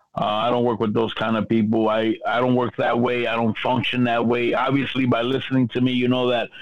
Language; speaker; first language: English; early bilingual, other home language; Spanish